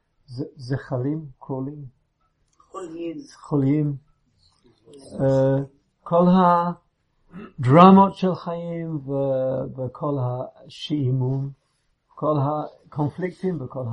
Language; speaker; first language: Hebrew; non-native, fluent; English